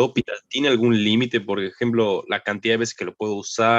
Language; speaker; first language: Spanish; native; Spanish